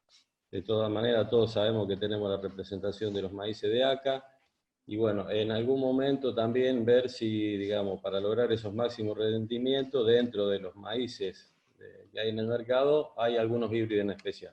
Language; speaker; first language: Spanish; native; Spanish